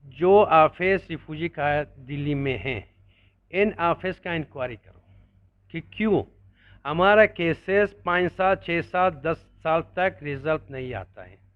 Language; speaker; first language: Hindi; non-native, learner; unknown